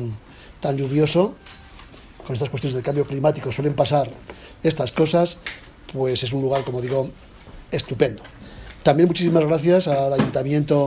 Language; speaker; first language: Spanish; native; Spanish